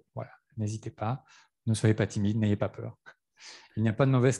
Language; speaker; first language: French; native; French